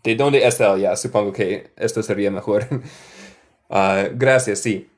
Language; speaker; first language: Spanish; non-native, learner; English